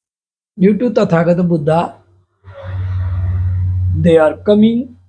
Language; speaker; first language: English; non-native, local second language; Hindi